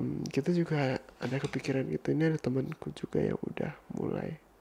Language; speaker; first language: Indonesian; early bilingual, heritage; Indonesian